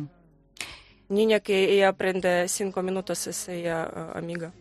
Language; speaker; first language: Spanish; non-native, learner; Ukrainian